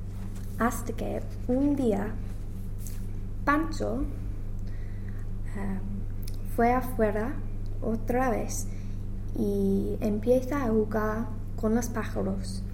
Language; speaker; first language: Spanish; non-native, learner; English